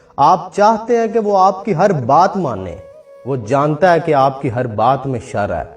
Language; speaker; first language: Urdu; non-native, local second language; Punjabi